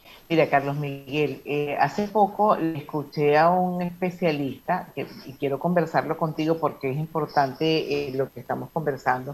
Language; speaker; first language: Spanish; native; Spanish